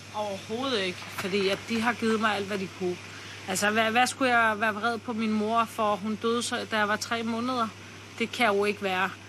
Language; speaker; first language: Danish; early bilingual, other home language; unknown